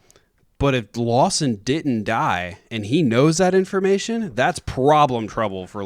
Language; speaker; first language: English; native; English